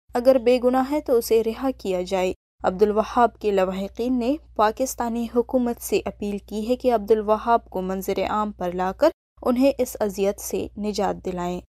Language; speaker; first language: Urdu; non-native, local second language; Baluchi